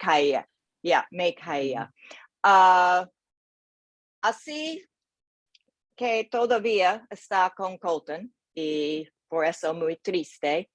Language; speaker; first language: Spanish; non-native, learner; English